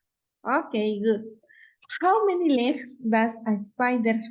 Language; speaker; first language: English; non-native, fluent; Spanish